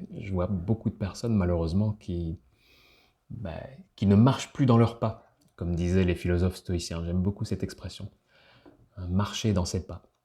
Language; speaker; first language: French; native; French